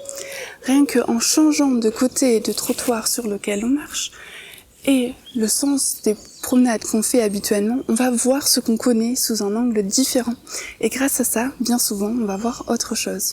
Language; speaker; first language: French; native; French